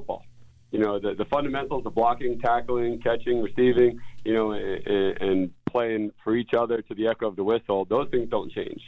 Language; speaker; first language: English; native; English